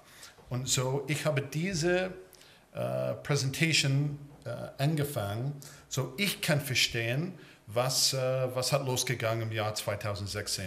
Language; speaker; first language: German; early bilingual, heritage; English